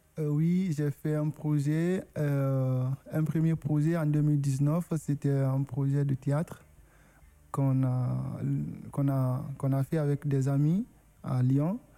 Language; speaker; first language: French; non-native, local second language; Susu